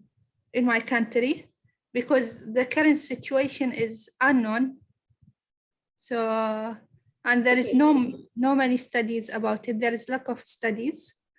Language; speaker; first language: English; non-native, learner; Arabic